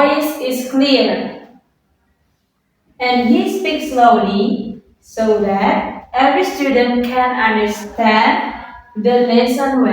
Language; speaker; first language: English; non-native, fluent; Indonesian